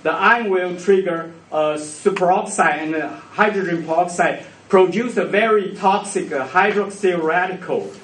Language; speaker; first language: English; non-native, fluent; Chinese